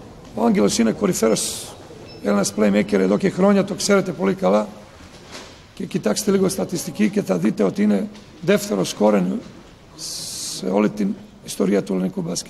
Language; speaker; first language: Greek; non-native, fluent; Serbian